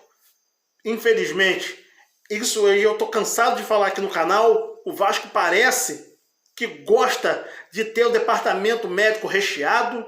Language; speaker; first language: Portuguese; native; Portuguese